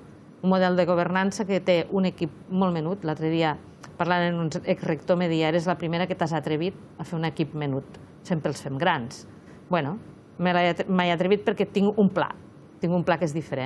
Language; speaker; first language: Catalan; native; Catalan